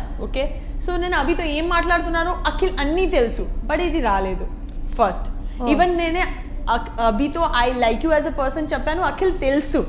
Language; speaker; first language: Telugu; non-native, learner; Gujarati